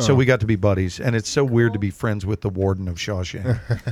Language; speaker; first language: English; native; English